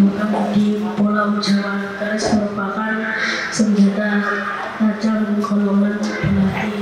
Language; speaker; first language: Indonesian; native; Indonesian